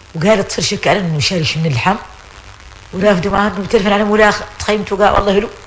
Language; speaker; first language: Arabic; early bilingual, heritage; Arabic